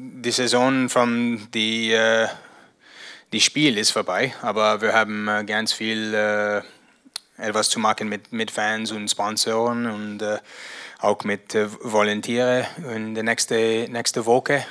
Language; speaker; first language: German; non-native, learner; English